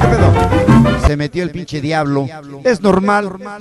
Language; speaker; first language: Spanish; native; Spanish